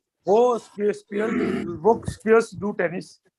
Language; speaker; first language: German; non-native, learner; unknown